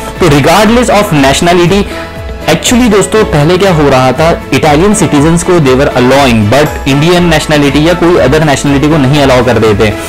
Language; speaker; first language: Hindi; native; Hindi